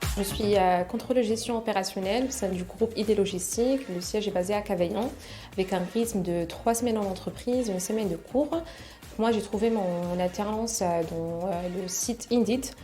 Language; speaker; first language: French; non-native, local second language; Arabic